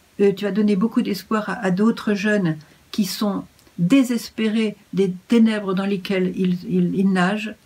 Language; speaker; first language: French; native; French